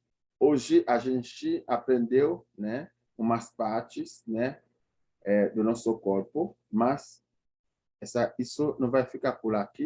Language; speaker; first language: Portuguese; non-native, fluent; Haitian Creole